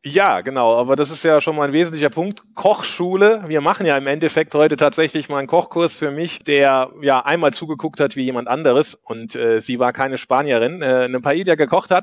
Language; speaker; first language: German; native; German